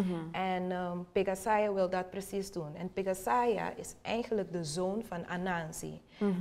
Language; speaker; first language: Dutch; non-native, local second language; Papiamento